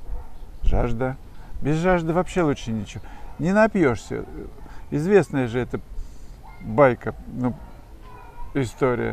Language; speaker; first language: Russian; native; Russian